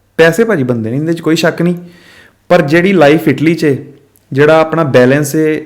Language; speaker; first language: Punjabi; early bilingual, heritage; Punjabi